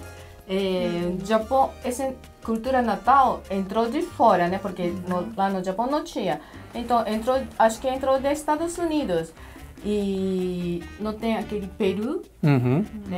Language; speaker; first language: Portuguese; non-native, fluent; Japanese